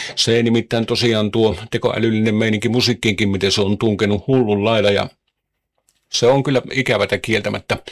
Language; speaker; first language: Finnish; native; Finnish